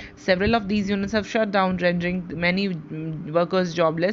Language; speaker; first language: English; non-native, local second language; Hindi